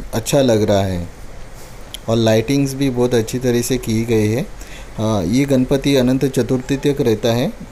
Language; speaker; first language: Hindi; non-native, local second language; Marathi